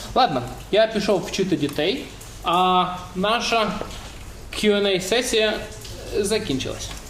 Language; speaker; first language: Ukrainian; native; Ukrainian